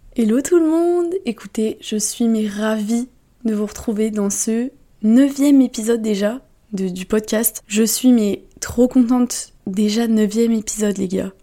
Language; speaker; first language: French; native; French